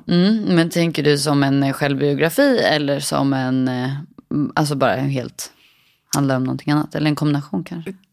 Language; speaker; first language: Swedish; native; Swedish